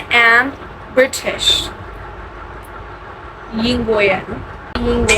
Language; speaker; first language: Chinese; non-native, learner; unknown